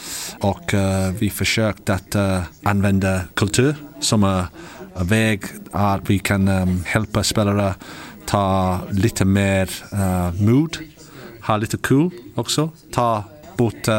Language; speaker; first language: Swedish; non-native, learner; English